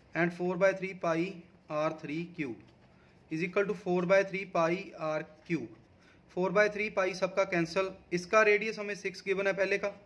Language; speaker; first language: Hindi; non-native, local second language; Punjabi